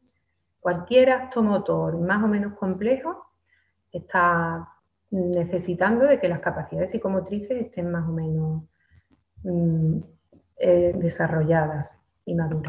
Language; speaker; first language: Spanish; native; Spanish